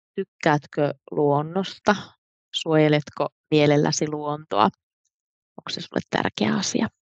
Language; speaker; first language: Finnish; native; Finnish